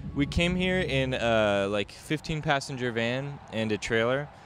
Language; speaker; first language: English; native; English